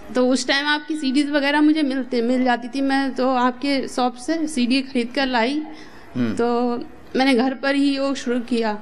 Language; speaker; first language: Hindi; native; Hindi